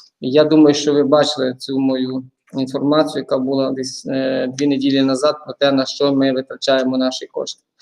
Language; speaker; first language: Ukrainian; native; Ukrainian